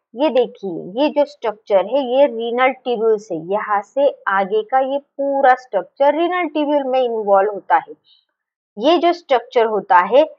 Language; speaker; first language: Hindi; non-native, local second language; Marathi